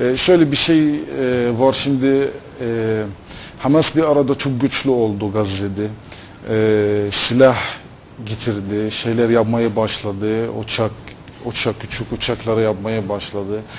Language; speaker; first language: Turkish; non-native, fluent; Arabic